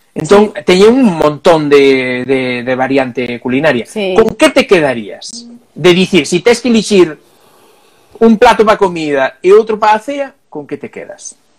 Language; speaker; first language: Galician; non-native, local second language; Spanish